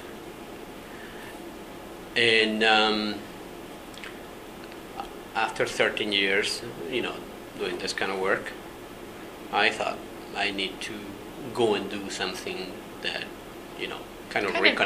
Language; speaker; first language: English; non-native, fluent; Spanish